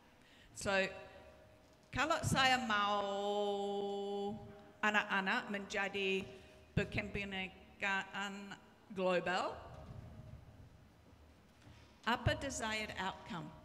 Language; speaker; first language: Indonesian; non-native, learner; English